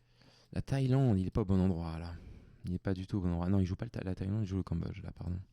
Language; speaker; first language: French; native; French